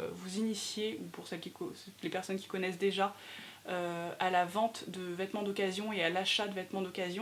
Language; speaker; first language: French; native; French